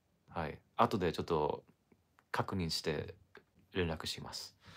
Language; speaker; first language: Japanese; non-native, learner; English